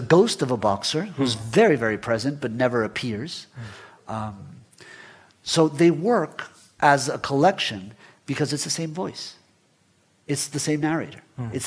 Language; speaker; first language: English; early bilingual, other home language; Spanish